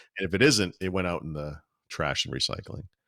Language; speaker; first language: English; native; English